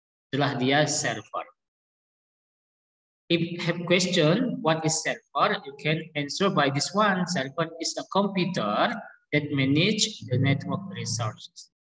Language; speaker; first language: English; non-native, learner; Indonesian